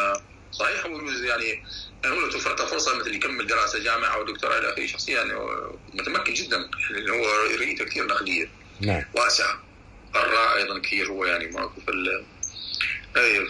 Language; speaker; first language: Arabic; native; Arabic